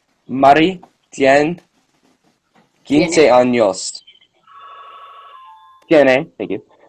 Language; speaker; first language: Spanish; non-native, learner; English